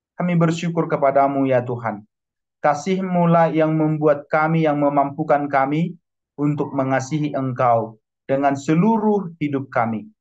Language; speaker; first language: Indonesian; non-native, local second language; Batak Toba